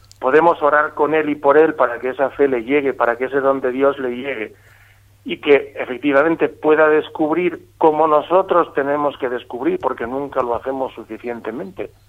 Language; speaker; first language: Spanish; native; Spanish